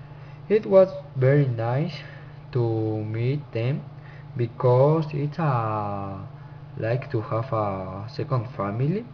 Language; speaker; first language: English; non-native, learner; Spanish